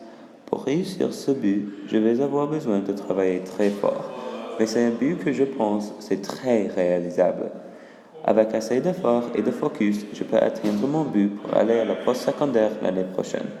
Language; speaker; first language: French; early bilingual, other home language; English